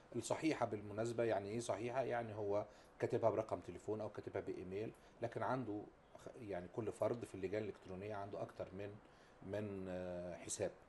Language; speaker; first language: Arabic; native; Arabic